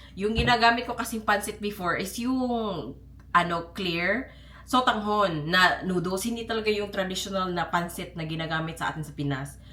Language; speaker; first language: Filipino; non-native, local second language; Cebuano